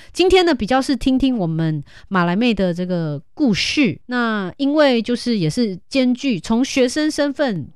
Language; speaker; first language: Chinese; native; Chinese